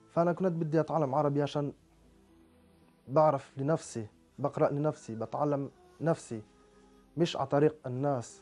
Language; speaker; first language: Arabic; non-native, learner; French